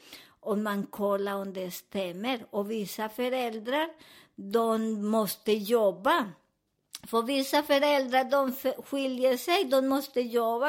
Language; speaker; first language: Swedish; non-native, learner; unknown